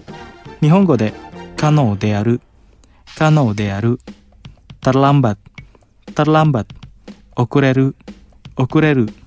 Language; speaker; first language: Japanese; non-native, fluent; Indonesian